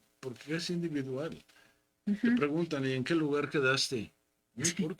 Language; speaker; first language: Spanish; native; Spanish